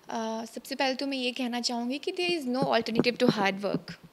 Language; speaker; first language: Hindi; native; Hindi